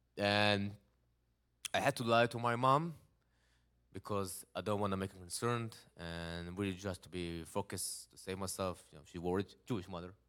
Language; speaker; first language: English; non-native, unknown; Hebrew